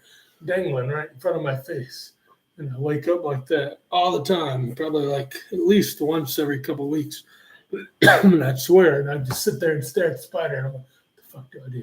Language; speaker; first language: English; native; English